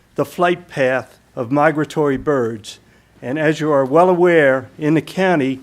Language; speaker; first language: English; native; English